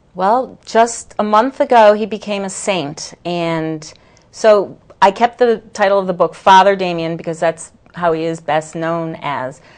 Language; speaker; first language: English; native; English